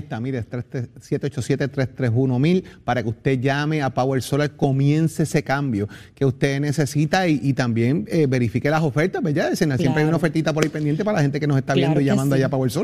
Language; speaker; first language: Spanish; native; Spanish